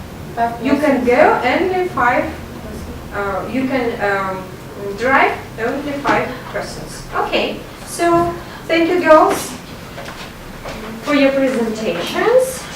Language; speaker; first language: English; non-native, fluent; Russian